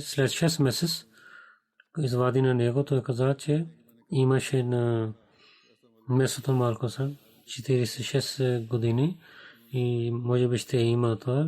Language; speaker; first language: Bulgarian; non-native, learner; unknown